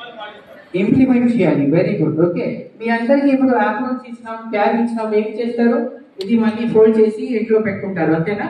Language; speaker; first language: Telugu; non-native, local second language; Urdu